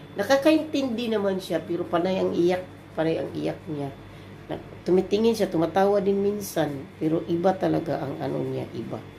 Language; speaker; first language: Filipino; non-native, local second language; Cebuano